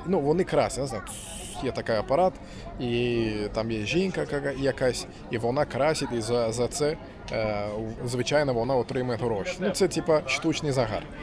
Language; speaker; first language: Ukrainian; non-native, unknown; Turkish